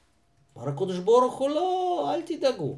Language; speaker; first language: Hebrew; non-native, fluent; Russian